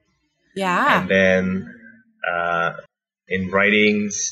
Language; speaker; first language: English; non-native, learner; Indonesian